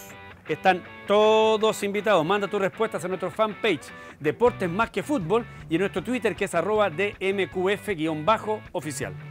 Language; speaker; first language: Spanish; native; Spanish